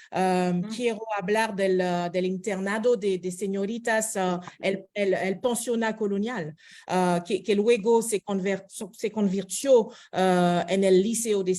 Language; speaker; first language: Spanish; non-native, fluent; French